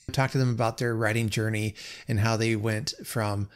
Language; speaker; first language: English; native; English